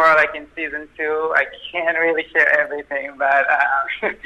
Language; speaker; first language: English; non-native, fluent; Hebrew